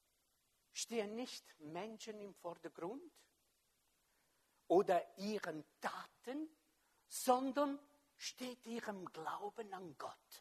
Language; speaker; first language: German; non-native, fluent; French